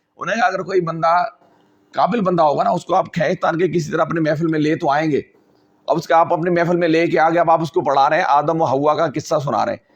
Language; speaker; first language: Urdu; non-native, local second language; Punjabi